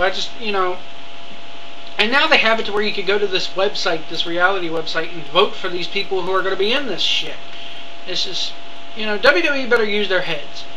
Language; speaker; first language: English; native; English